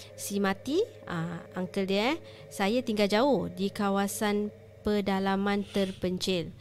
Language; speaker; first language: Malay; native; Malay